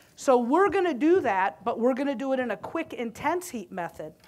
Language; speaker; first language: English; native; English